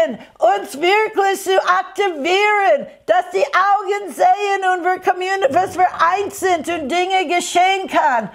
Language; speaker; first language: German; non-native, fluent; English